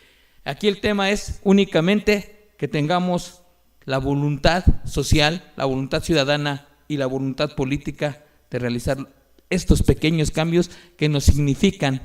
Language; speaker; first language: Spanish; native; Spanish